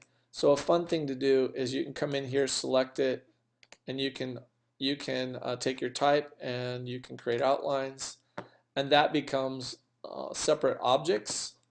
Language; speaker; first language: English; native; English